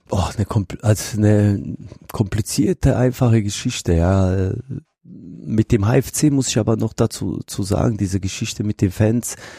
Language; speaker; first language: German; non-native, fluent; Bosnian